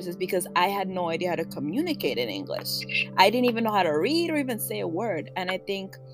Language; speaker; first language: English; early bilingual, other home language; Spanish